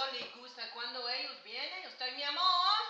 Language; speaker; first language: Spanish; non-native, learner; English